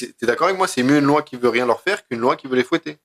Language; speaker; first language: French; native; French